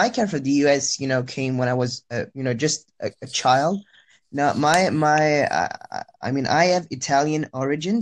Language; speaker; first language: English; non-native, fluent; French